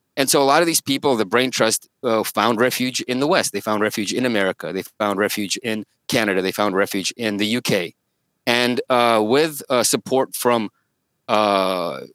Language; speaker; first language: English; early bilingual, other home language; Russian